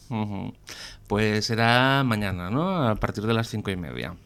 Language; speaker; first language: Spanish; non-native, local second language; Catalan